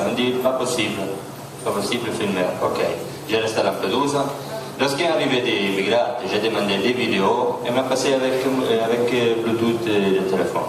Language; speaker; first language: French; non-native, learner; Italian